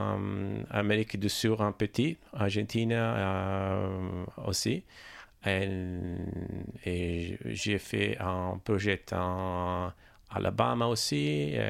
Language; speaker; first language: French; non-native, learner; Italian